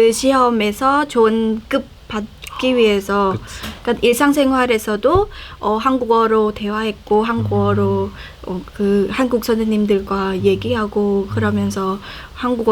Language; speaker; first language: Korean; non-native, fluent; Khmer